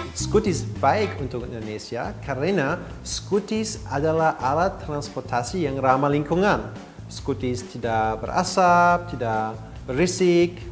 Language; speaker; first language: Indonesian; non-native, fluent; German